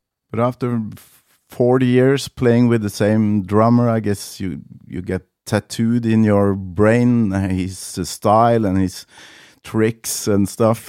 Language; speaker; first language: English; non-native, fluent; Norwegian